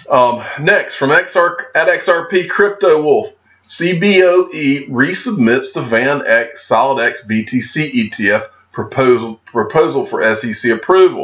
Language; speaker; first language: English; native; English